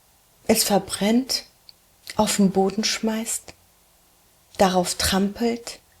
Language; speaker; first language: German; early bilingual, heritage; German